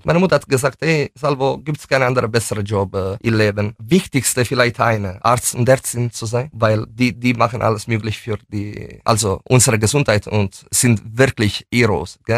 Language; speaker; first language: German; non-native, fluent; Italian